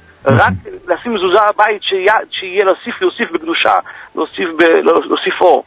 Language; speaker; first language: Hebrew; early bilingual, heritage; Hebrew